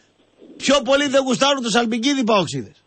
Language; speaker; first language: Greek; native; Greek